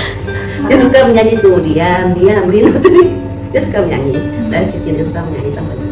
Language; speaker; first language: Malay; non-native, local second language; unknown